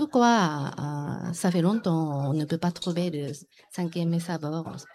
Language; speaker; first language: French; non-native, learner; Japanese